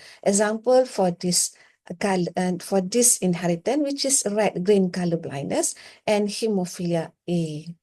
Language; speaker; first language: English; non-native, local second language; Malay